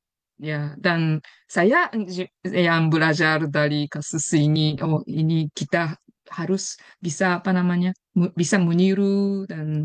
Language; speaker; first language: Indonesian; non-native, fluent; Japanese